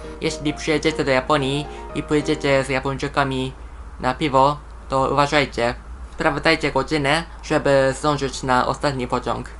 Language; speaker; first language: Polish; non-native, fluent; Japanese